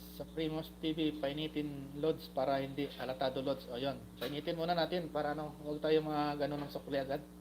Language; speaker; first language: Filipino; non-native, local second language; Hiligaynon